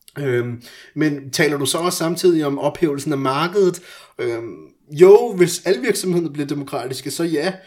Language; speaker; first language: Danish; early bilingual, other home language; Persian